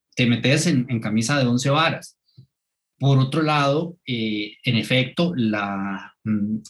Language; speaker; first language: Spanish; native; Spanish